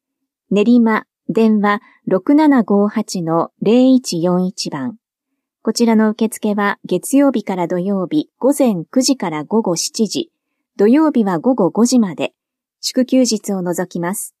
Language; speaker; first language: Japanese; native; Japanese